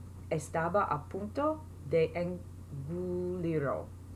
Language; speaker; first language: Spanish; non-native, learner; English